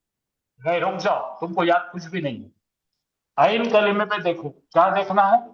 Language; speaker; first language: Hindi; native; Hindi